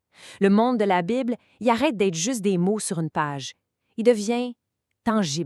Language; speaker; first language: French; native; French